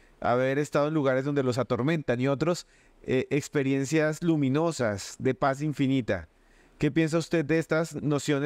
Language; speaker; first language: Spanish; native; Spanish